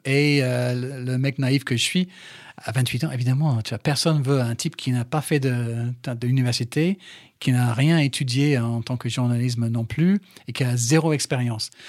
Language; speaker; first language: French; non-native, fluent; English